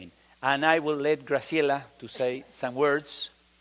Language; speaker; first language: English; non-native, fluent; Spanish